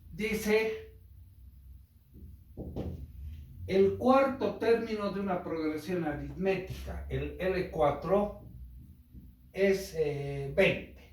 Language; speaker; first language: Spanish; native; Spanish